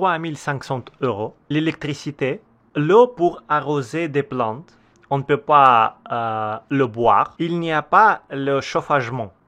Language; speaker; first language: French; non-native, learner; Russian